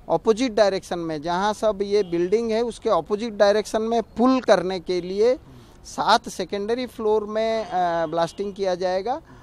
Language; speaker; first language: Hindi; non-native, local second language; Odia